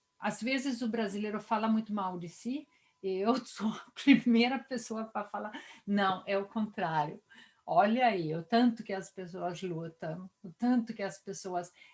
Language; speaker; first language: Portuguese; non-native, fluent; Swedish